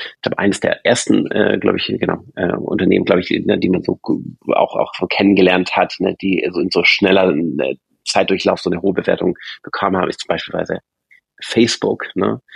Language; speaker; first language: German; native; German